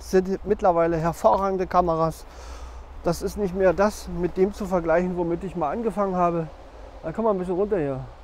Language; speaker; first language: German; native; German